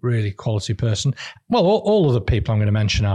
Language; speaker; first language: English; native; English